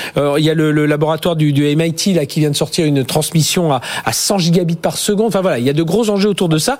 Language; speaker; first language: French; native; French